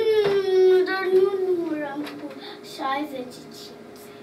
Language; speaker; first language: Romanian; early bilingual, heritage; English